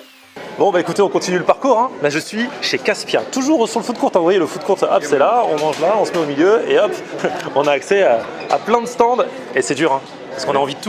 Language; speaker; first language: French; native; French